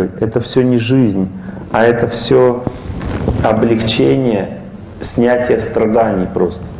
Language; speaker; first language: Russian; native; Russian